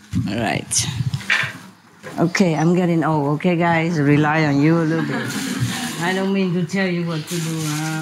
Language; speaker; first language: English; non-native, fluent; Vietnamese